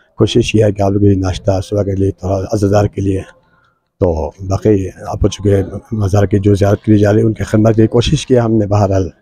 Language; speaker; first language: Urdu; non-native, local second language; Balti